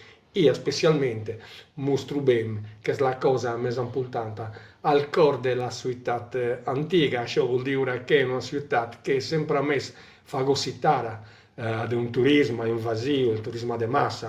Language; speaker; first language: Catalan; non-native, local second language; Italian